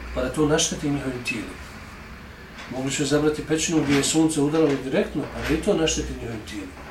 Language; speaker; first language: Bosnian; native; Bosnian